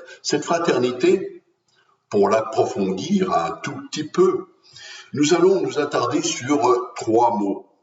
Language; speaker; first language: French; native; French